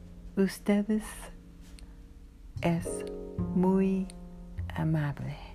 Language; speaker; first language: Spanish; non-native, learner; English